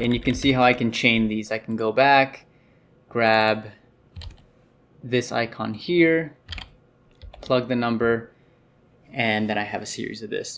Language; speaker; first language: English; native; English